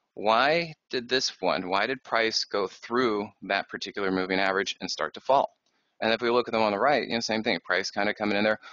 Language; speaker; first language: English; native; English